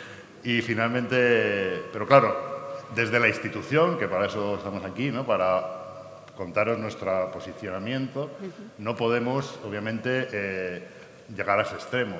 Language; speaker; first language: Spanish; native; Spanish